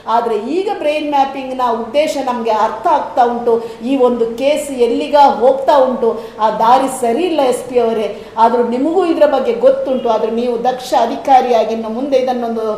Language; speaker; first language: Kannada; native; Kannada